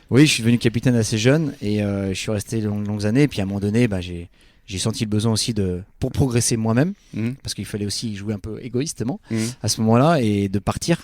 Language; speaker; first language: French; native; French